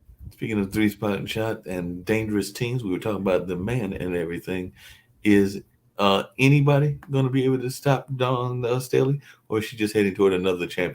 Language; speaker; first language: English; native; English